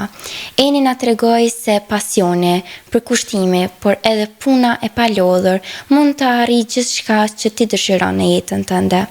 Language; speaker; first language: Albanian; native; Albanian